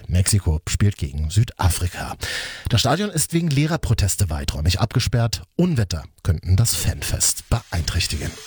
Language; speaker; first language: German; native; German